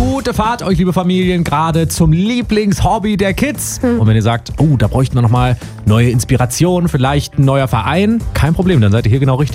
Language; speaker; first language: German; native; German